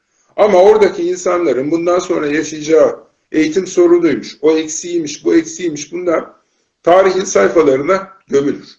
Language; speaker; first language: Turkish; native; Turkish